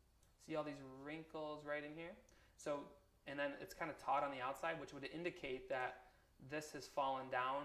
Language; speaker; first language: English; native; English